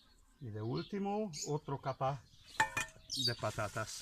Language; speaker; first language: Spanish; non-native, learner; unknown